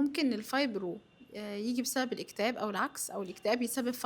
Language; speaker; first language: Arabic; native; Arabic